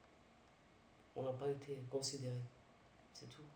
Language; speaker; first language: French; early bilingual, other home language; Arabic